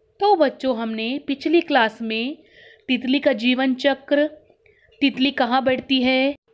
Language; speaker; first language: Hindi; non-native, local second language; Kannada